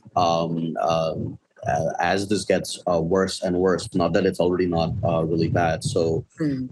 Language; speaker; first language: English; non-native, local second language; Bangla